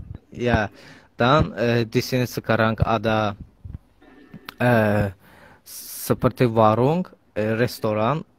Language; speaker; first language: Indonesian; non-native, learner; Azerbaijani